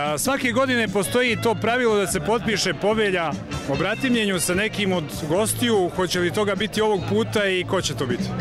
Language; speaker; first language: Serbian; native; Serbian